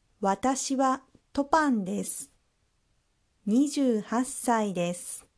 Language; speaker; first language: Japanese; non-native, learner; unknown